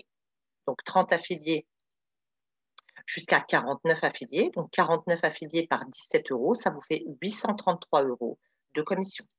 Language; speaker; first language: French; native; French